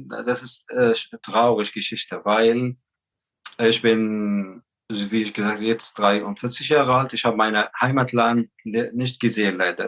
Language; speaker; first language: German; non-native, learner; Arabic